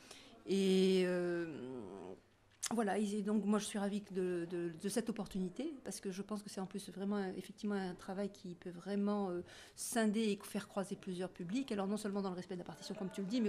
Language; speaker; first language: French; native; French